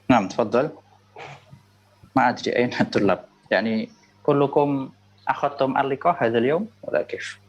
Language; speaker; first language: Arabic; non-native, fluent; Indonesian